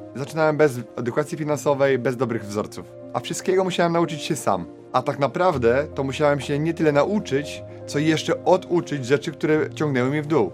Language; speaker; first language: Polish; native; Polish